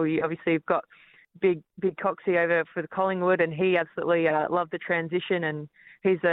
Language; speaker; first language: English; native; English